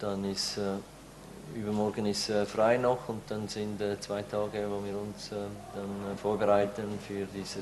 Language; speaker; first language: German; non-native, fluent; Swiss German